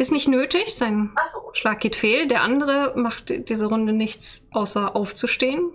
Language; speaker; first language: German; native; German